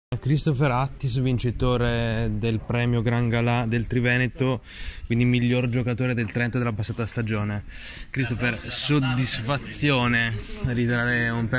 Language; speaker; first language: Italian; native; Italian